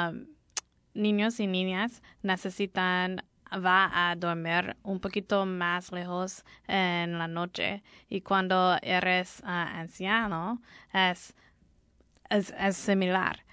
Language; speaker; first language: Spanish; non-native, learner; English